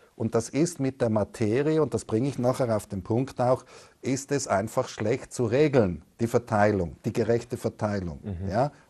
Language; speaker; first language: German; native; German